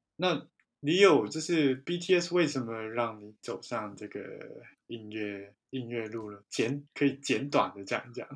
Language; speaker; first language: Chinese; native; Chinese